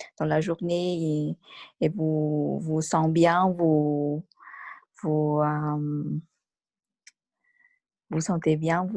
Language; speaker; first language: French; non-native, learner; Vietnamese